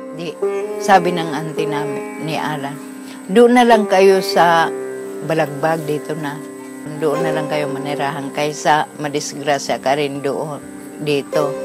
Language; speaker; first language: Filipino; non-native, local second language; Cebuano